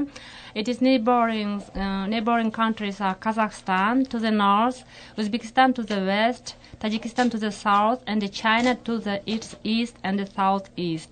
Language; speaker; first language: English; non-native, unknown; Kyrgyz